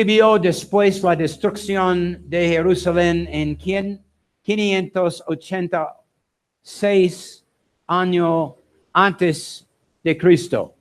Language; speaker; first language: Spanish; non-native, learner; English